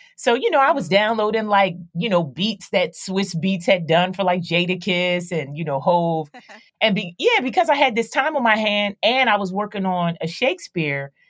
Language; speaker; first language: English; native; English